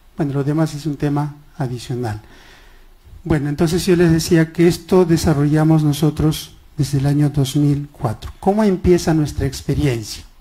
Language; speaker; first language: Spanish; non-native, local second language; Quechua